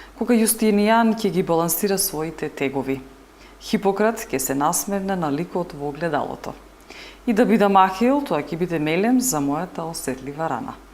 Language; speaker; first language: Macedonian; native; Macedonian